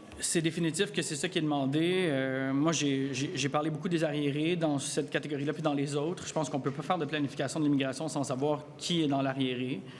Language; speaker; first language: French; native; French